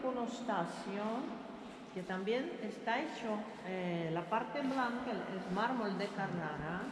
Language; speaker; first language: Spanish; non-native, fluent; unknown